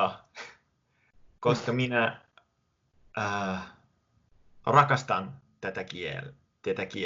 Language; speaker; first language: Finnish; non-native, learner; Italian